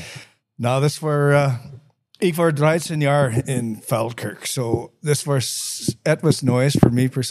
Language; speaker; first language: German; non-native, learner; English